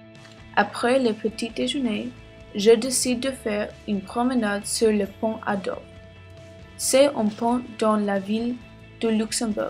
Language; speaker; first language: French; non-native, learner; English